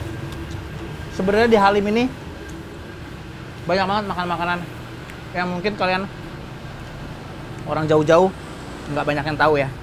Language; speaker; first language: Indonesian; native; Indonesian